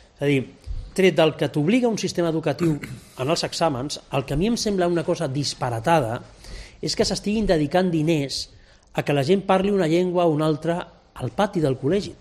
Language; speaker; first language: Catalan; non-native, local second language; Spanish